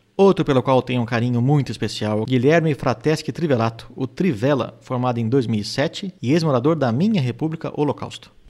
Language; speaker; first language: Portuguese; native; Portuguese